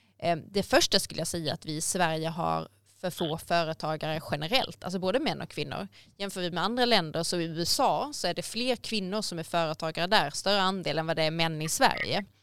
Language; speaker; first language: Swedish; native; Swedish